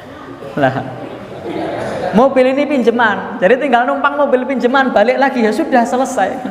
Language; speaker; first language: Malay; non-native, local second language; Javanese